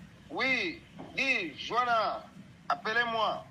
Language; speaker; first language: French; non-native, learner; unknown